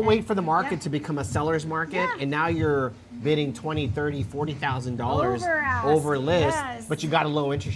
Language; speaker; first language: English; native; English